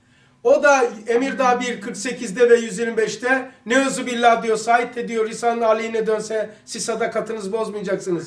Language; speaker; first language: Turkish; native; Turkish